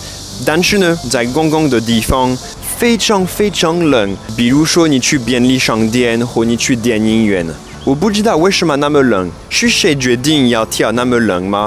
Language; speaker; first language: Chinese; non-native, fluent; French